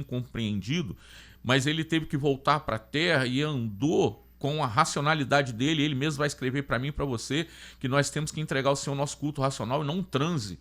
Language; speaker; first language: Portuguese; native; Portuguese